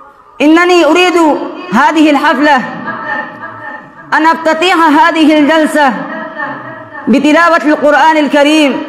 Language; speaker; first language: Arabic; non-native, learner; Urdu